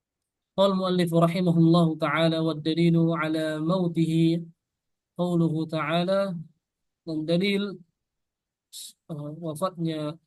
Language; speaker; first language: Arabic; non-native, fluent; Indonesian